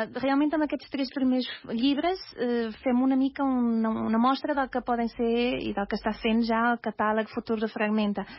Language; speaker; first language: Catalan; non-native, fluent; Portuguese